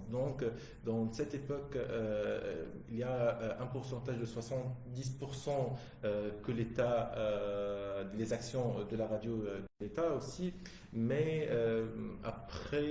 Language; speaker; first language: French; non-native, local second language; Arabic